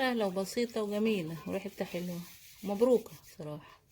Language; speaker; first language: Arabic; native; Arabic